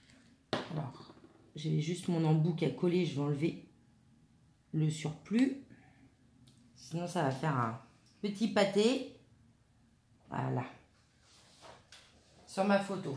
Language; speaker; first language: French; native; French